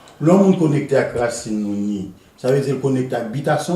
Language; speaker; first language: Haitian Creole; native; Haitian Creole